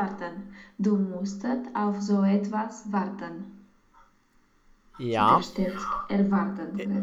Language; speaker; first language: German; non-native, learner; Romanian